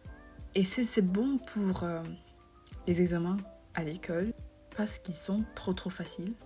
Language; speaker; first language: French; non-native, fluent; English